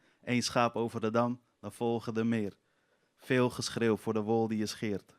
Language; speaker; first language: Dutch; early bilingual, other home language; Persian